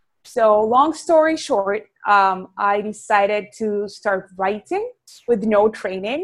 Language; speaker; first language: English; non-native, fluent; Spanish